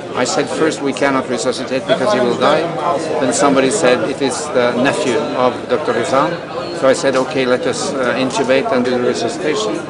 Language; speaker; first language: English; non-native, fluent; Norwegian